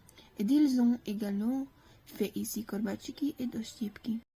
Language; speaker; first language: French; non-native, learner; Slovak